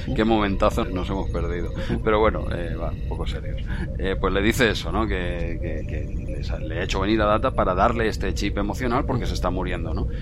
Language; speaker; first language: Spanish; native; Spanish